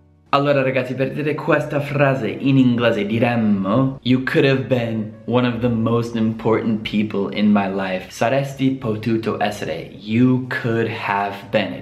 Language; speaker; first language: English; native; English